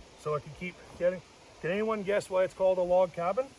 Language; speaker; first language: English; native; English